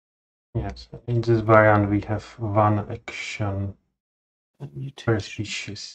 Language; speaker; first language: English; non-native, fluent; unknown